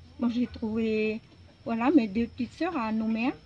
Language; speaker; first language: French; non-native, local second language; Javanese